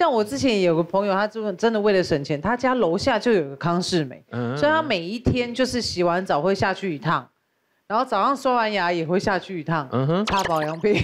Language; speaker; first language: Chinese; native; Chinese